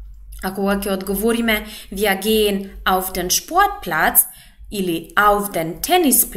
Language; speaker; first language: German; non-native, fluent; Macedonian